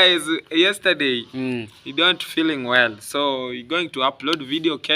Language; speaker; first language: English; non-native, learner; Swahili